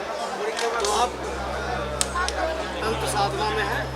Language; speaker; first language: Hindi; native; Hindi